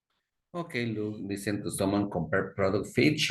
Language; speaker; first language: English; non-native, fluent; Spanish